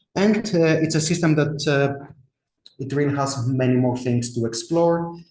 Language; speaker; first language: English; non-native, fluent; Greek